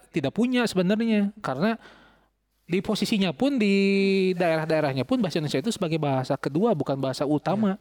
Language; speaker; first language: Indonesian; non-native, local second language; Sundanese